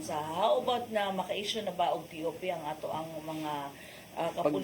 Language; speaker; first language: Cebuano; native; Cebuano